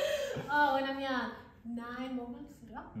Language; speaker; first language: Korean; non-native, learner; English